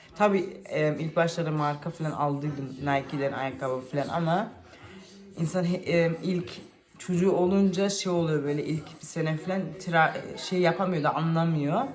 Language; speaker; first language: Turkish; early bilingual, heritage; Turkish